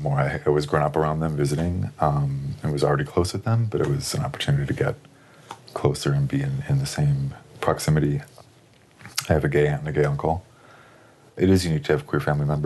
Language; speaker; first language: English; native; English